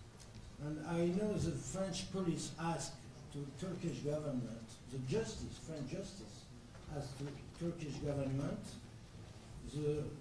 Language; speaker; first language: English; non-native, learner; French